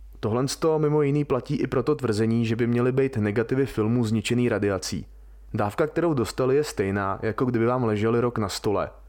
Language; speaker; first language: Czech; native; Czech